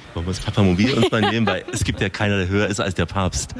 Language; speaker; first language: German; native; German